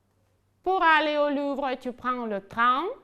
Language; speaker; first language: French; non-native, fluent; Ukrainian